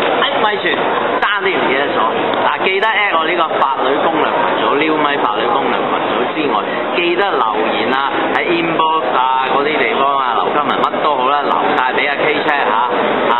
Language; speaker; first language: Cantonese; native; Cantonese